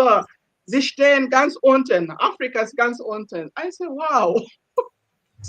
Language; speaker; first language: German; non-native, fluent; Ganda